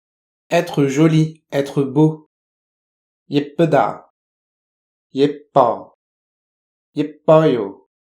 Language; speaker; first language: Korean; non-native, fluent; French